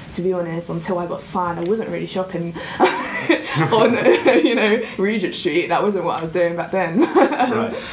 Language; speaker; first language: English; native; English